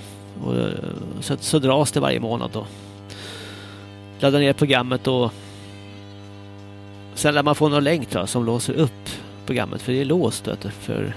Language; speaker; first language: Swedish; native; Swedish